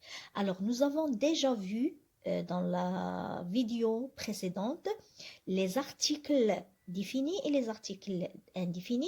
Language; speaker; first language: French; non-native, local second language; Arabic